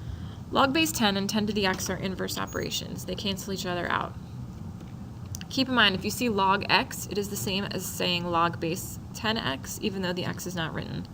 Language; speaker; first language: English; native; English